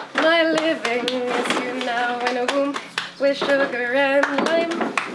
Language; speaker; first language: English; non-native, fluent; Dutch